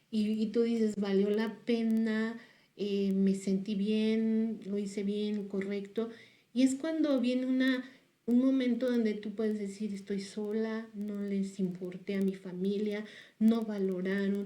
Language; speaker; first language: Spanish; native; Spanish